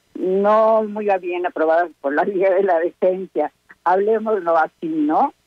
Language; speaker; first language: Spanish; native; Spanish